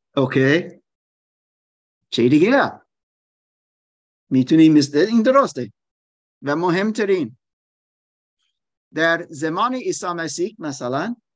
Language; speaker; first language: Persian; non-native, learner; German